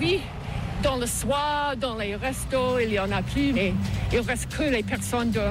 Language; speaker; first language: French; non-native, fluent; English